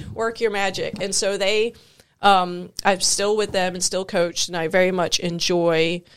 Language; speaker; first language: English; native; English